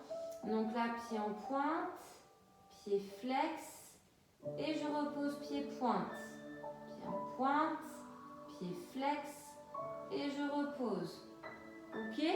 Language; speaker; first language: French; native; French